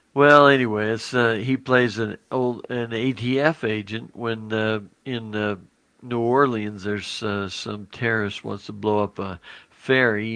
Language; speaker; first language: English; native; English